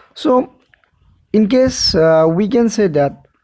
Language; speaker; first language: English; non-native, local second language; Assamese